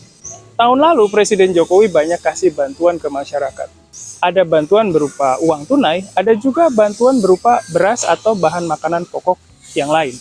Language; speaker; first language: Indonesian; native; Indonesian